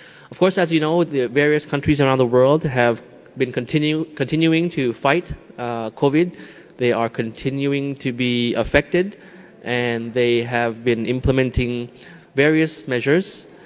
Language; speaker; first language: English; non-native, fluent; Thai